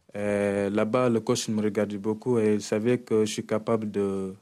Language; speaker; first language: French; non-native, local second language; Wolof